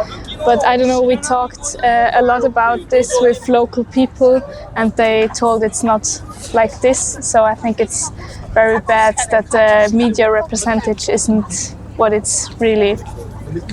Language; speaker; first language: English; non-native, fluent; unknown